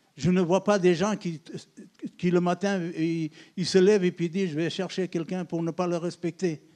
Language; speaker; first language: French; non-native, local second language; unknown